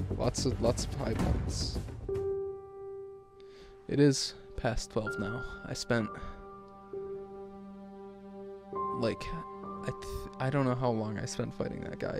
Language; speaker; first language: English; native; English